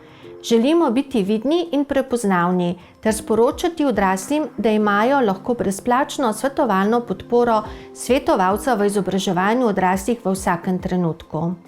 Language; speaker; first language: Slovenian; native; Slovenian